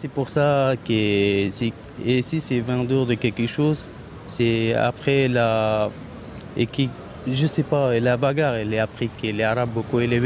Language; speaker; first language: French; non-native, learner; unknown